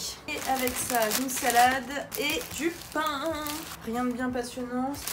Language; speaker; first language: French; native; French